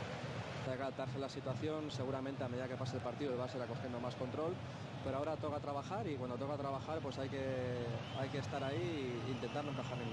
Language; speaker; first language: Spanish; native; Spanish